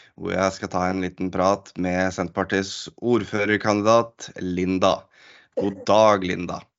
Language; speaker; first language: Norwegian; native; Norwegian